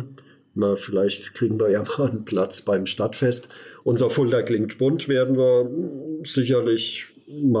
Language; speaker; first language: German; native; German